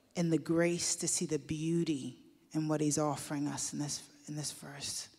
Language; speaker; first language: English; native; English